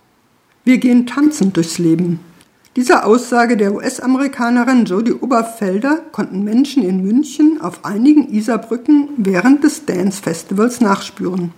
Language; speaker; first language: German; native; German